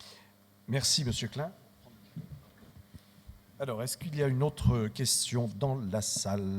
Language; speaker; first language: French; native; French